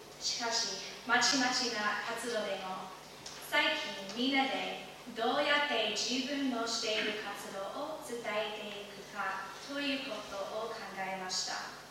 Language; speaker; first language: Japanese; non-native, fluent; English